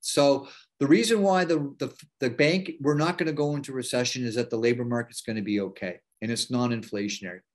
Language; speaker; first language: English; native; English